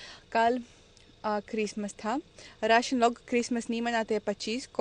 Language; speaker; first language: Hindi; non-native, fluent; Russian